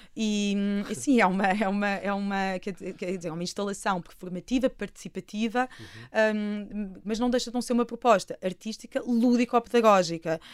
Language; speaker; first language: Portuguese; native; Portuguese